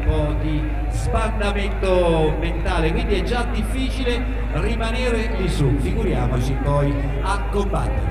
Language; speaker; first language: Italian; native; Italian